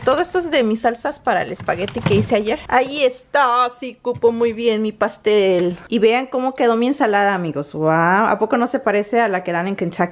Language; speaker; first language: Spanish; native; Spanish